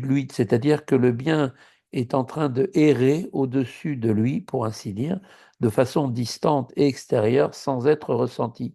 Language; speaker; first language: French; native; French